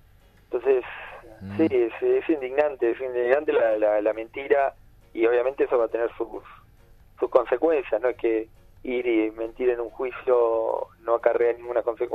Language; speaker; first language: Spanish; native; Spanish